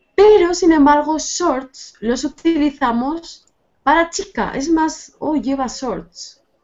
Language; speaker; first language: Spanish; native; Spanish